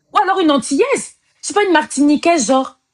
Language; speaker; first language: French; native; French